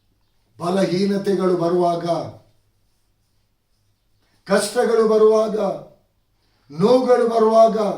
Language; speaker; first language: Kannada; native; Kannada